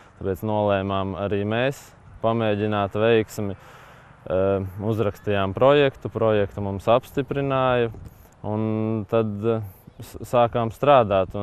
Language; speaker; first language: Latvian; native; Latvian